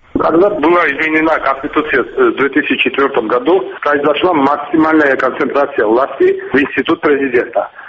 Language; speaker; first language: Russian; non-native, local second language; Georgian